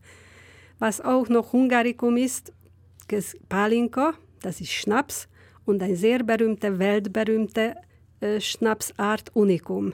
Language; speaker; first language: German; non-native, fluent; Hungarian